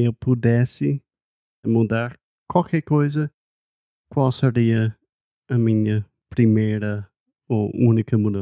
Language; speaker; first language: Portuguese; non-native, fluent; English